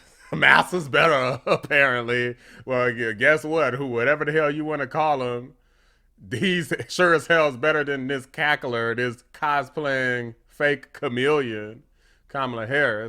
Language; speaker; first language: English; native; English